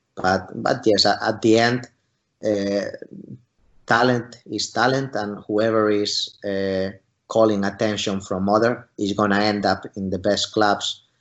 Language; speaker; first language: English; non-native, fluent; Spanish